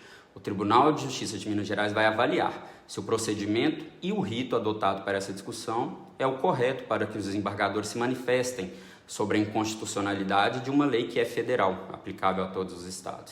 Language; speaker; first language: Portuguese; native; Portuguese